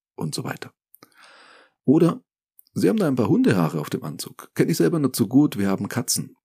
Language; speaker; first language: German; native; German